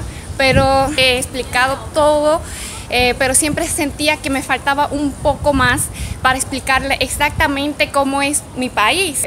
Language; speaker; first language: Spanish; non-native, fluent; Korean